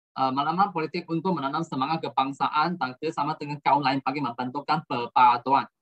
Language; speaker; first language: Malay; non-native, local second language; Chinese